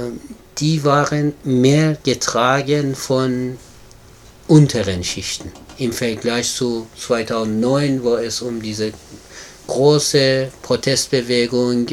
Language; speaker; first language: German; non-native, fluent; Persian